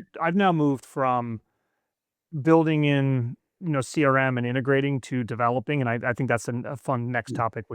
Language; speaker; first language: English; native; English